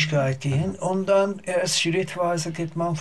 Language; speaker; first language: German; non-native, learner; Azerbaijani